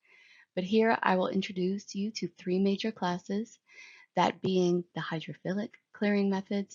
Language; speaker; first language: English; native; English